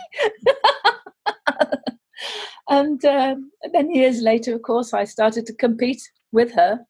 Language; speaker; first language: English; native; English